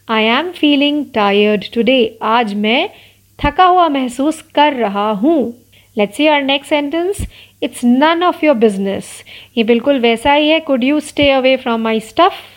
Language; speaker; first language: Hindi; non-native, local second language; Marathi